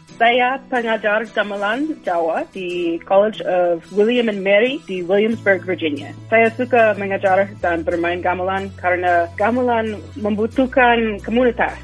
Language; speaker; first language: Indonesian; non-native, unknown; English